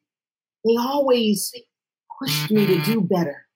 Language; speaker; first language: English; native; English